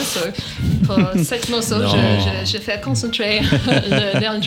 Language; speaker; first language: French; non-native, learner; English